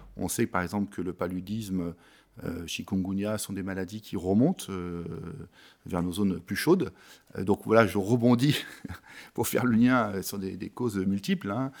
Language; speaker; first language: French; native; French